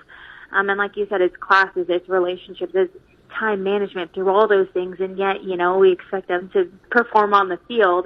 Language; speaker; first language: English; native; English